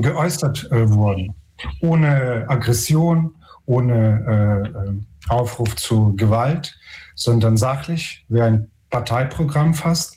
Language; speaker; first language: German; non-native, fluent; Ukrainian